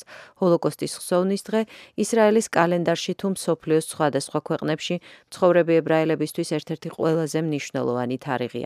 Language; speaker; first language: Georgian; native; Georgian